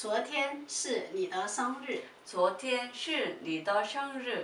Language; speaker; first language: Chinese; non-native, learner; Korean